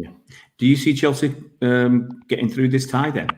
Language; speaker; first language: English; native; English